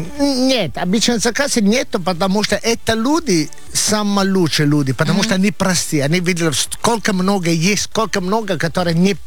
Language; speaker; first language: Russian; non-native, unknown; Italian